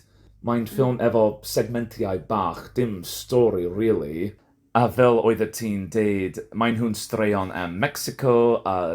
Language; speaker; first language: Welsh; non-native, fluent; English